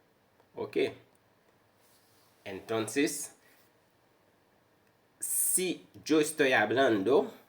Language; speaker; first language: Spanish; non-native, fluent; Haitian Creole